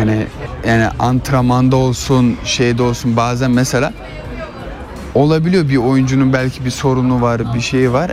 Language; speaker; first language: Turkish; early bilingual, heritage; Turkish